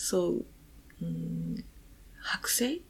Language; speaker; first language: English; non-native, learner; Japanese